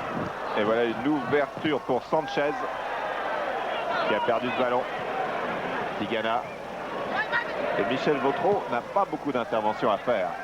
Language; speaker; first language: French; native; French